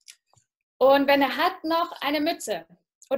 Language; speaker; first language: German; native; German